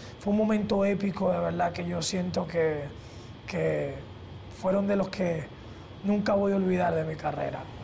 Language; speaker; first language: Spanish; early bilingual, heritage; Spanish